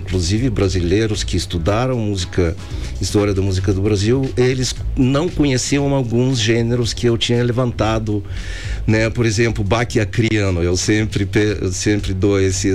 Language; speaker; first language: Portuguese; non-native, fluent; Bulgarian